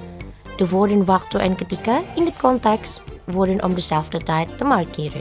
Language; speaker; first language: Dutch; non-native, learner; Indonesian